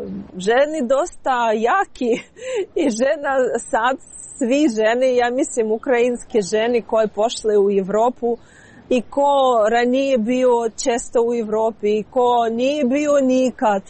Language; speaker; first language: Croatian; non-native, learner; Ukrainian